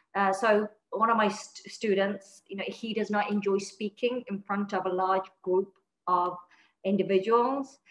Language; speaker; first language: English; native; English